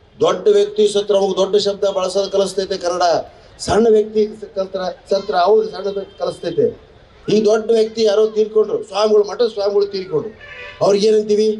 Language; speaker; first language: Kannada; native; Kannada